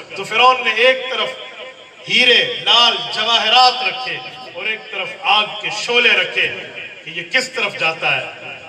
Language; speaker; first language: Urdu; non-native, local second language; Punjabi